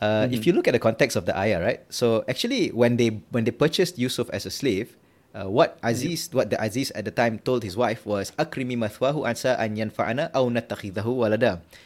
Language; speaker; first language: English; non-native, local second language; Malay